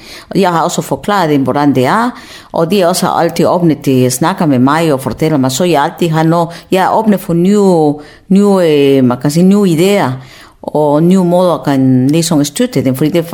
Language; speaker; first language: Danish; non-native, fluent; Spanish